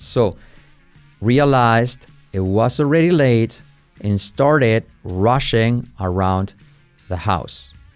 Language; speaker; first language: English; non-native, fluent; Spanish